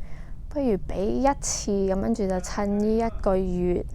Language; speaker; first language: Cantonese; early bilingual, heritage; Cantonese